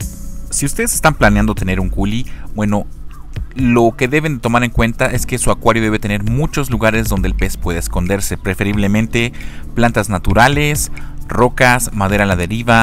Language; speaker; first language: Spanish; native; Spanish